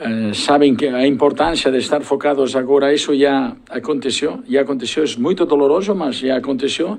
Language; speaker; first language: Portuguese; non-native, learner; Spanish